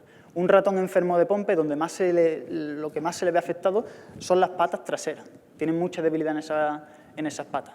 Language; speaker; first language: Spanish; native; Spanish